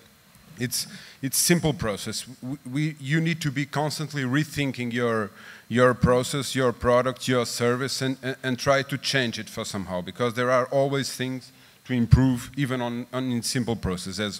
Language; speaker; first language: English; non-native, fluent; Portuguese